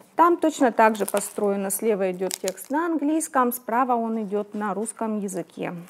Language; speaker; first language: Russian; native; Russian